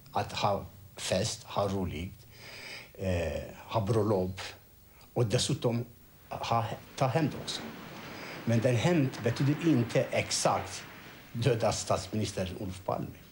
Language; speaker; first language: Swedish; non-native, fluent; Kurdish